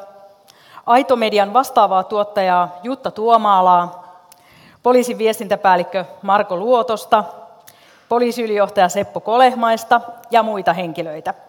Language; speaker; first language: Finnish; native; Finnish